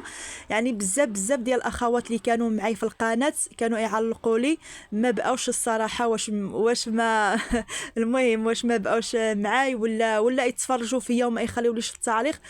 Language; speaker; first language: Arabic; native; Arabic